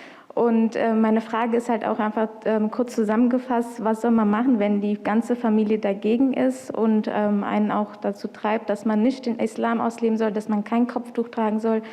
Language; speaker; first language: German; early bilingual, other home language; Punjabi